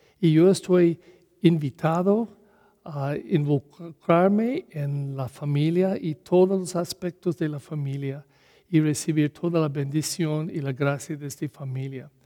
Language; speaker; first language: Spanish; non-native, learner; English